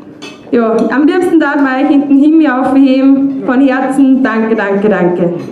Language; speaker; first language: German; native; German